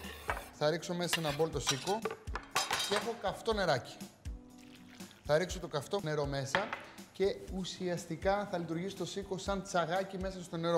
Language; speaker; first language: Greek; native; Greek